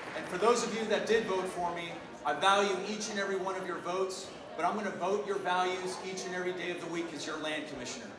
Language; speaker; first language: English; early bilingual, other home language; Spanish